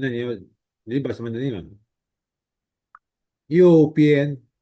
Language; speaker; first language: Chinese; non-native, fluent; Indonesian